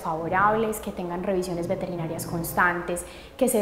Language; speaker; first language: Spanish; native; Spanish